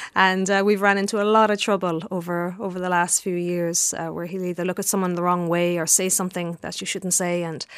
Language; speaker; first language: English; native; English